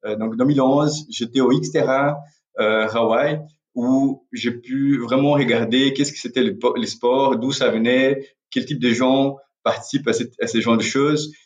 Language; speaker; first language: French; non-native, fluent; Portuguese